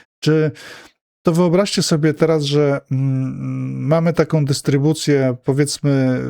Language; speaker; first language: Polish; native; Polish